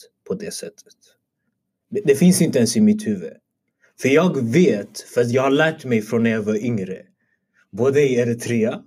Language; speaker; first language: Swedish; early bilingual, other home language; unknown